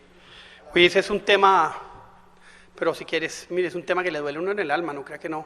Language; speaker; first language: Spanish; native; Spanish